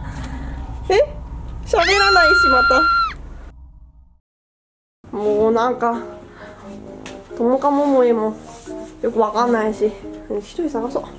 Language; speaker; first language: Japanese; native; Japanese